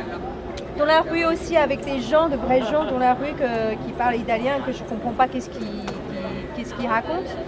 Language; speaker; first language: French; non-native, fluent; Chinese